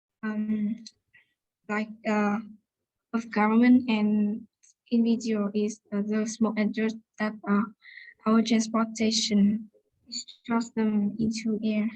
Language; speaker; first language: English; non-native, learner; Vietnamese